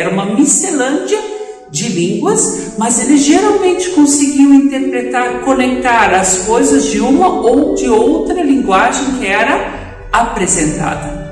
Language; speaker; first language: Portuguese; native; Portuguese